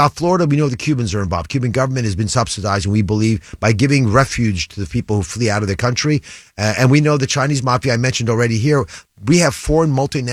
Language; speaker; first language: English; native; English